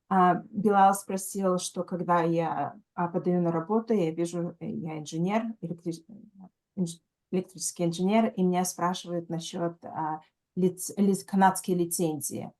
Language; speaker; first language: Russian; early bilingual, heritage; Russian